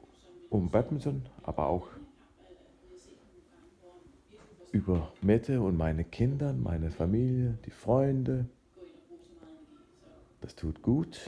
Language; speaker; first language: German; non-native, fluent; Danish